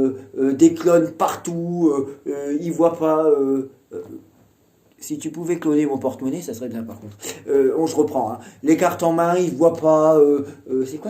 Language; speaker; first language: French; native; French